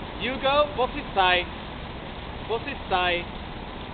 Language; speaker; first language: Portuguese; non-native, learner; English